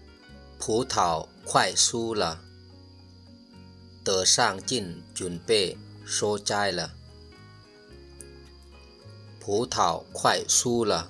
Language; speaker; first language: Chinese; non-native, fluent; Lao